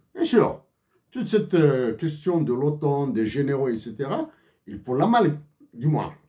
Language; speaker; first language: French; non-native, local second language; Kabyle